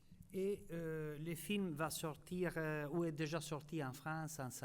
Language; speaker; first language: French; non-native, fluent; Italian